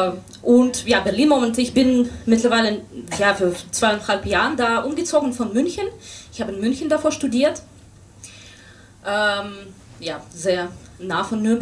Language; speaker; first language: German; non-native, fluent; Russian